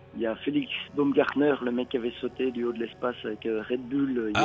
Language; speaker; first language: French; native; French